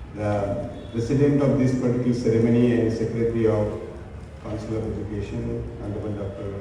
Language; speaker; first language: English; non-native, local second language; Marathi